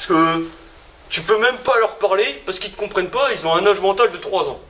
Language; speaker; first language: French; native; French